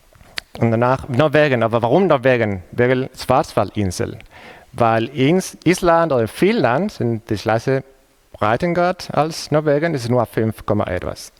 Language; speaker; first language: German; non-native, fluent; Spanish